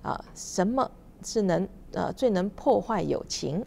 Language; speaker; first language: Chinese; native; Chinese